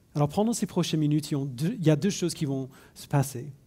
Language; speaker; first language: French; non-native, fluent; English